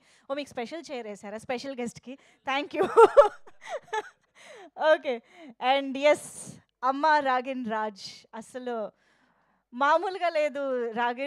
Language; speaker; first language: Telugu; native; Telugu